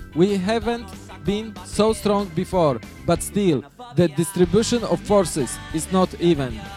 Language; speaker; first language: English; non-native, fluent; Polish